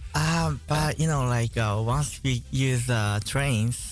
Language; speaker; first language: English; non-native, learner; Japanese